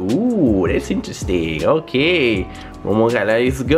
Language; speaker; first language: English; non-native, local second language; Malay